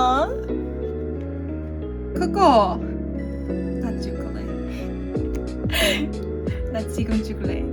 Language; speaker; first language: Korean; non-native, learner; English